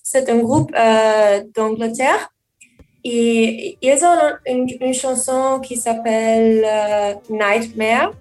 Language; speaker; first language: French; non-native, learner; German